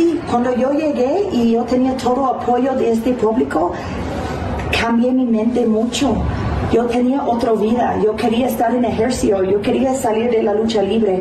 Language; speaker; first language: Spanish; non-native, fluent; English